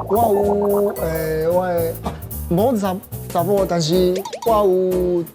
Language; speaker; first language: Chinese; non-native, learner; Japanese